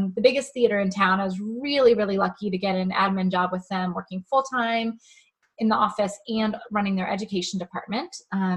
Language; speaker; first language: English; native; English